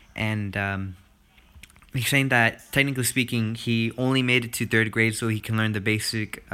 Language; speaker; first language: English; early bilingual, other home language; Spanish